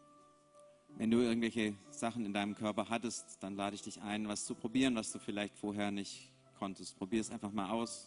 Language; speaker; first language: German; native; German